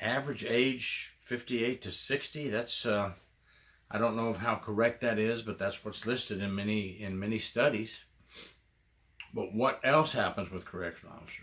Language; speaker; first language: English; native; English